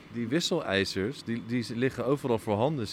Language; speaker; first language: Dutch; native; Dutch